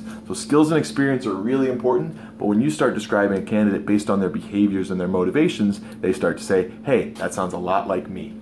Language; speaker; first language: English; native; English